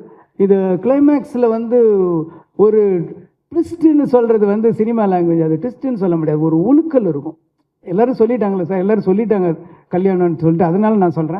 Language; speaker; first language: Tamil; native; Tamil